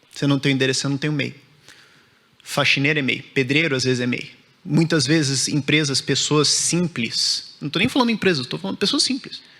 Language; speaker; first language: Portuguese; native; Portuguese